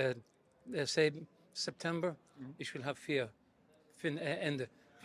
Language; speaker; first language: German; non-native, learner; English